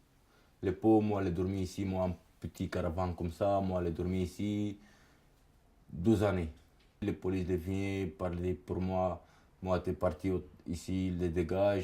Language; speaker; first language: French; non-native, learner; Romanian